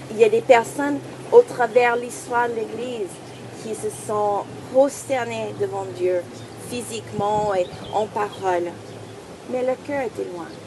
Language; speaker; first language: French; non-native, fluent; English